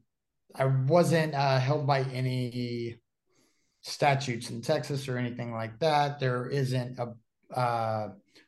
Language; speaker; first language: English; native; English